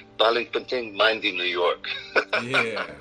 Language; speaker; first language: Indonesian; non-native, fluent; English